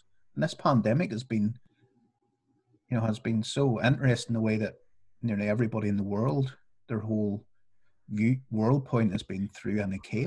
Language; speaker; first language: English; native; English